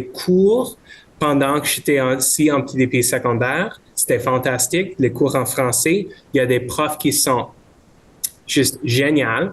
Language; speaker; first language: French; non-native, local second language; English